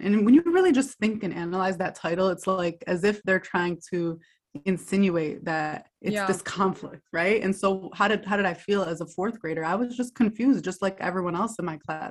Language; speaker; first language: English; native; English